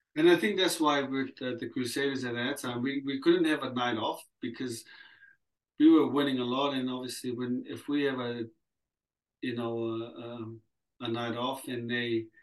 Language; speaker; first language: English; early bilingual, other home language; Samoan